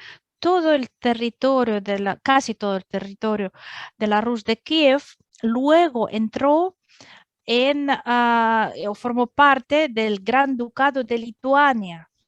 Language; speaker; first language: Spanish; non-native, fluent; Russian